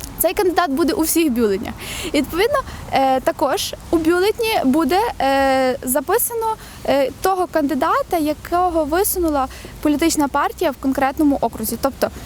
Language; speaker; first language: Ukrainian; native; Ukrainian